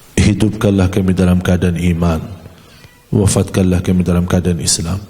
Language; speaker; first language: Malay; non-native, fluent; Arabic